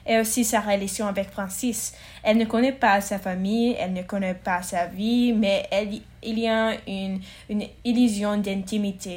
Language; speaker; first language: French; non-native, learner; English